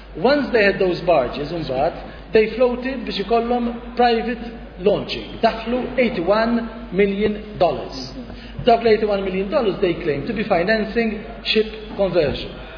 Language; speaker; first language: English; non-native, local second language; Maltese